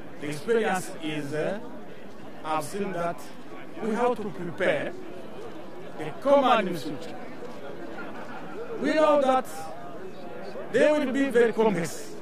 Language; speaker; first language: English; non-native, learner; Rundi